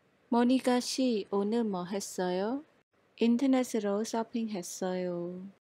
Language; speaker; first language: Korean; non-native, fluent; Khmer